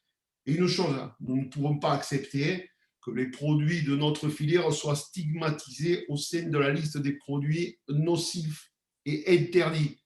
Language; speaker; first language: French; native; French